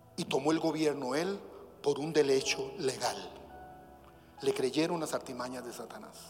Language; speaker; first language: Spanish; native; Spanish